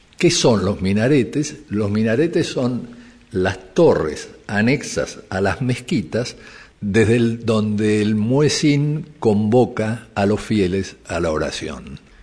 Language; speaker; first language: Spanish; native; Spanish